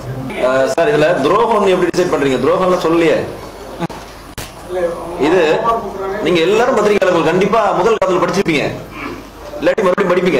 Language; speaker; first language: Tamil; native; Tamil